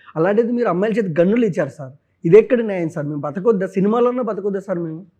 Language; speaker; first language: Telugu; native; Telugu